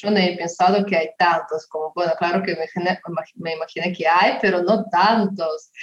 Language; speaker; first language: Spanish; non-native, fluent; Russian